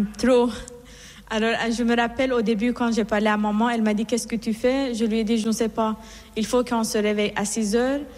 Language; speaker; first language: French; non-native, fluent; Persian